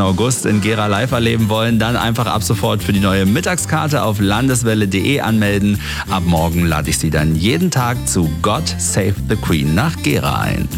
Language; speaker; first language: German; native; German